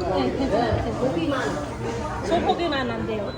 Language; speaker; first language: Korean; non-native, learner; Nepali